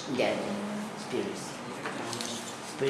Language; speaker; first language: English; non-native, learner; Thai